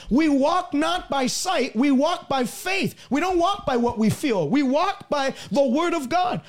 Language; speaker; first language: English; native; English